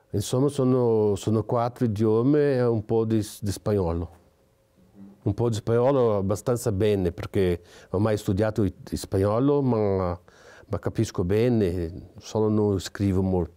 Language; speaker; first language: Italian; non-native, fluent; Portuguese